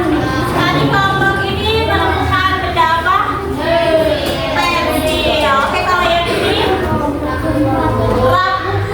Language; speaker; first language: Indonesian; native; Indonesian